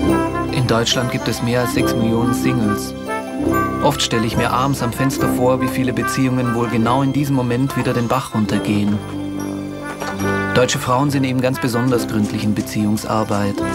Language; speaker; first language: German; native; German